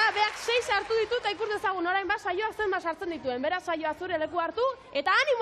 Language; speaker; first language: Basque; native; Basque